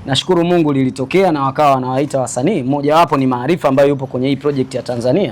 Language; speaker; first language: Swahili; native; Swahili